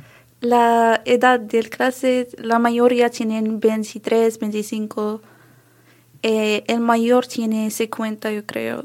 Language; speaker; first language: Spanish; non-native, learner; Arabic